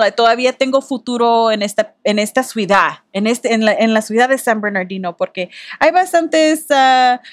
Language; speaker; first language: Spanish; early bilingual, heritage; Spanish